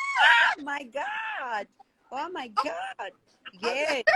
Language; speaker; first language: English; non-native, learner; Hindi